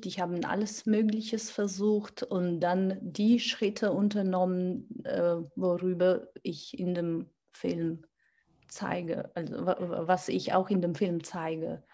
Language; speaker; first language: German; non-native, fluent; Georgian